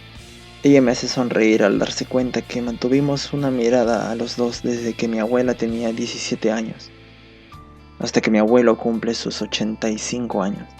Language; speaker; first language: Spanish; native; Spanish